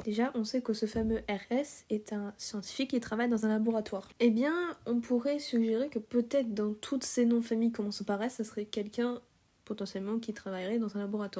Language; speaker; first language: French; native; French